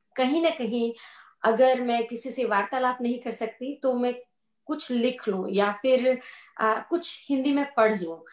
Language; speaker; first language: Hindi; non-native, local second language; Gujarati